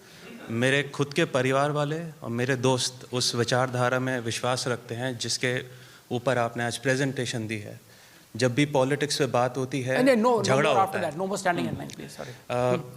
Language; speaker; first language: Hindi; native; Hindi